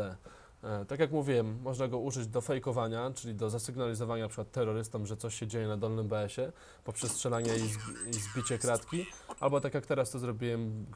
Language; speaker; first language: Polish; native; Polish